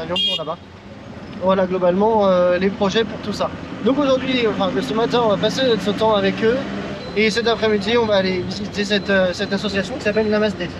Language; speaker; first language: French; native; French